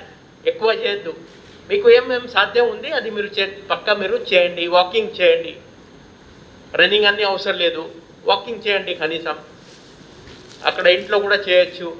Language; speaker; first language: Telugu; non-native, local second language; Hindi